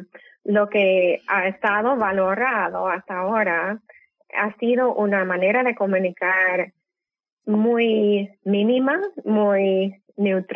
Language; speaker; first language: Spanish; non-native, fluent; English